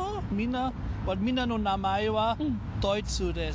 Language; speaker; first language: Japanese; non-native, learner; German